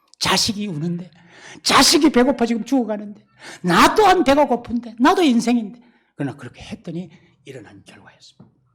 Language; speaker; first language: Korean; native; Korean